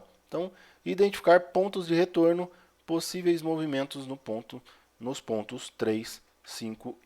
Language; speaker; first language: Portuguese; native; Portuguese